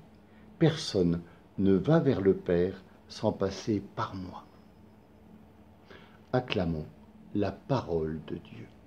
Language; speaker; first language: French; native; French